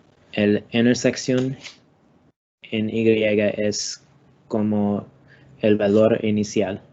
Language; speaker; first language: Spanish; non-native, learner; English